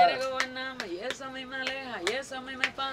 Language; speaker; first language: Spanish; native; Spanish